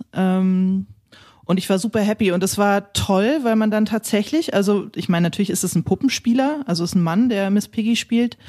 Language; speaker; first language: German; native; German